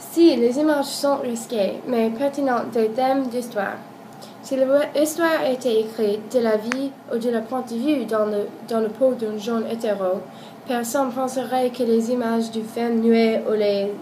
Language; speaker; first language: French; non-native, learner; English